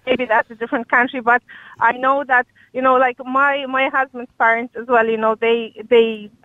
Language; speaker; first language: English; non-native, fluent; Polish